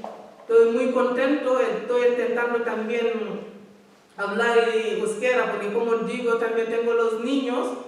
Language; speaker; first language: Spanish; non-native, learner; Fula